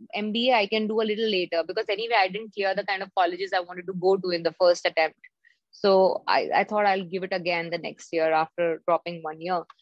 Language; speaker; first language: English; non-native, local second language; Hindi